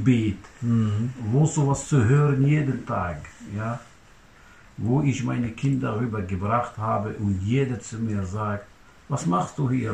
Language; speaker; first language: German; non-native, learner; Turkish